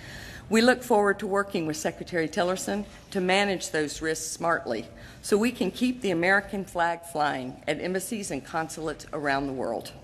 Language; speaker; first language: English; native; English